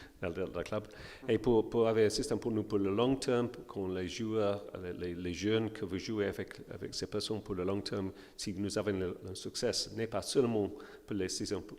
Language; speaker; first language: French; non-native, learner; English